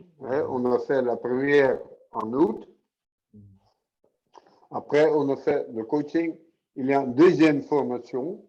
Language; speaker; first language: French; non-native, fluent; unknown